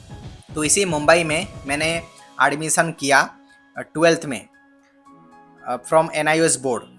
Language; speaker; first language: Hindi; non-native, local second language; Odia